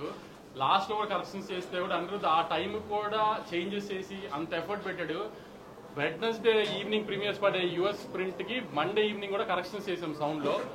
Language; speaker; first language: Telugu; native; Telugu